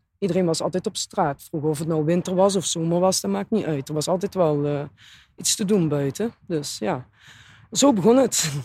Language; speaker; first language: Dutch; native; Dutch